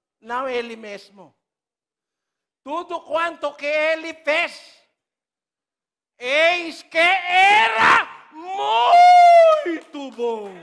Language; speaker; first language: Portuguese; non-native, learner; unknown